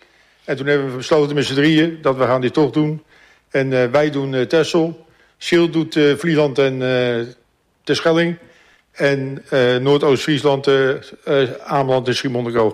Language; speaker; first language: Dutch; native; Dutch